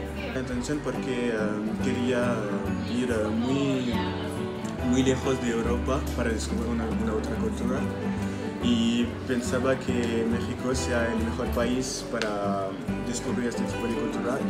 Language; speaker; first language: Spanish; non-native, learner; French